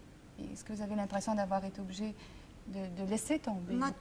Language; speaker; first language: French; native; French